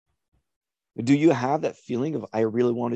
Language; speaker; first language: English; non-native, fluent; French